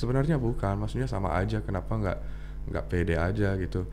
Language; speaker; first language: Indonesian; non-native, fluent; English